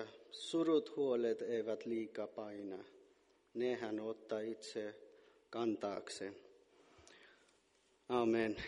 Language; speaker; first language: Finnish; non-native, fluent; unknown